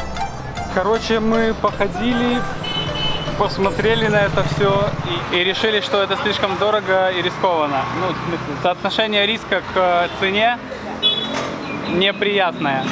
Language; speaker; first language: Russian; native; Russian